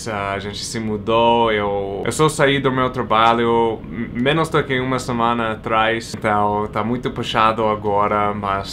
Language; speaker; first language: Portuguese; non-native, fluent; English